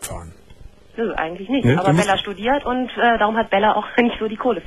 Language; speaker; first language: German; native; German